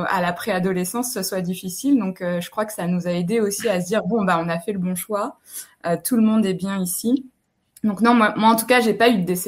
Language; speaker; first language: French; native; French